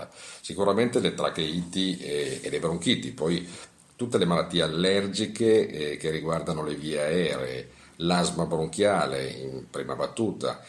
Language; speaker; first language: Italian; native; Italian